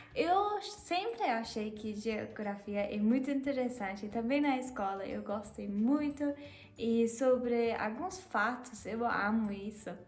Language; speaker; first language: Portuguese; non-native, fluent; German